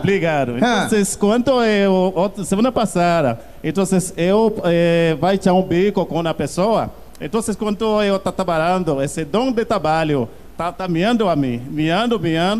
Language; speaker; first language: Portuguese; non-native, learner; Haitian Creole